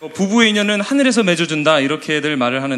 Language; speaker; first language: Korean; native; Korean